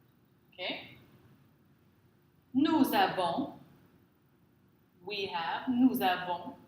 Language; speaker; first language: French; non-native, fluent; English